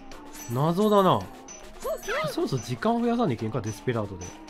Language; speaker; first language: Japanese; native; Japanese